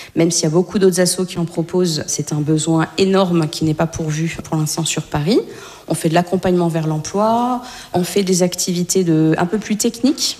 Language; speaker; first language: French; native; French